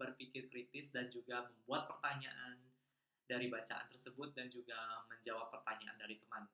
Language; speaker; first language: Indonesian; non-native, local second language; Balinese